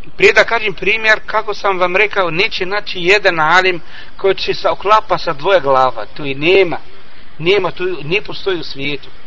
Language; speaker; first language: Bosnian; non-native, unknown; Arabic